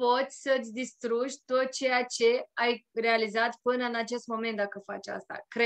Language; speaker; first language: Romanian; native; Romanian